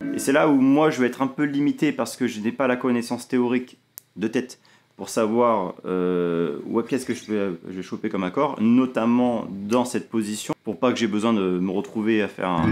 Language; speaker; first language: French; native; French